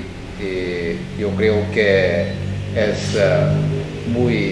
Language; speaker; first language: Spanish; non-native, fluent; Korean